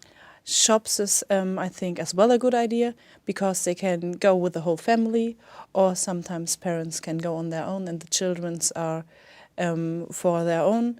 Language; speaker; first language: English; non-native, fluent; German